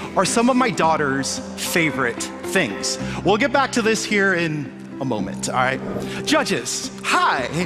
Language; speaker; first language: English; native; English